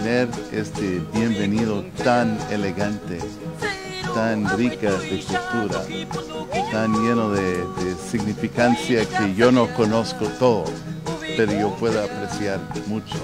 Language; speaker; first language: Spanish; non-native, fluent; English